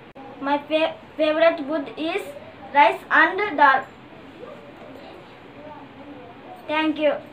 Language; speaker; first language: English; non-native, learner; Telugu